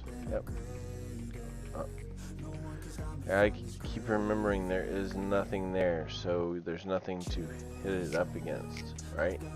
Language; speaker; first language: English; native; English